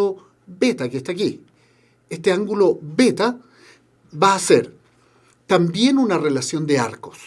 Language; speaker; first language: Spanish; native; Spanish